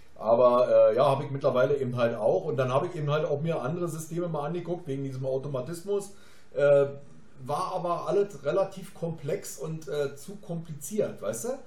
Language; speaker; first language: German; native; German